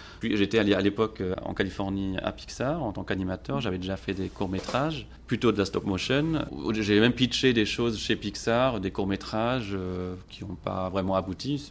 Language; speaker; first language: French; non-native, local second language; Luxembourgish